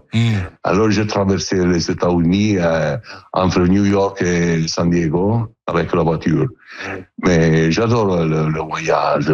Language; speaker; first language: French; non-native, learner; Italian